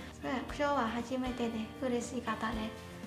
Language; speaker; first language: Japanese; non-native, learner; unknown